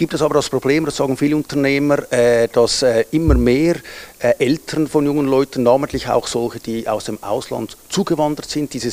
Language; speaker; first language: German; native; German